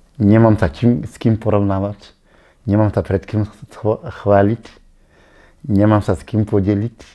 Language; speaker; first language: Slovak; non-native, fluent; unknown